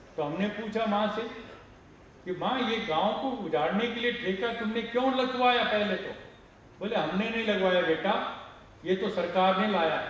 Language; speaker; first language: Hindi; non-native, local second language; Telugu